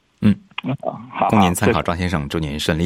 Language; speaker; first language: Chinese; native; Chinese